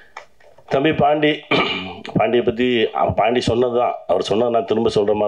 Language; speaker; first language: Tamil; native; Tamil